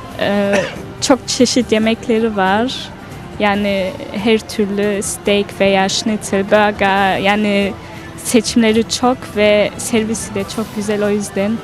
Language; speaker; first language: Turkish; early bilingual, other home language; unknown